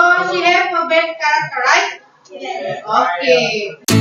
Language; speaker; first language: English; non-native, learner; Indonesian